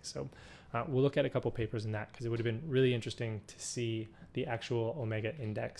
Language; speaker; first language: English; native; English